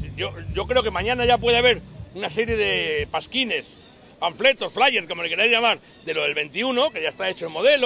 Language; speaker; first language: Spanish; native; Spanish